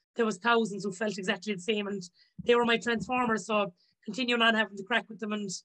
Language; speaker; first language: English; native; English